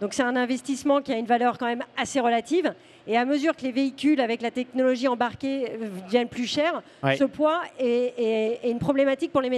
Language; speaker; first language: French; native; French